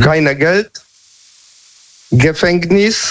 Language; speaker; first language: German; non-native, learner; Polish